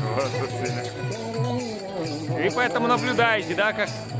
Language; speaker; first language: Russian; native; Russian